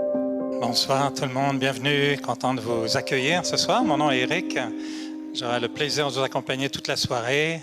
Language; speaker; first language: French; native; French